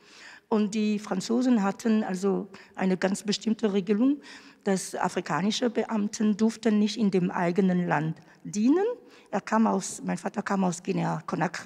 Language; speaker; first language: German; non-native, fluent; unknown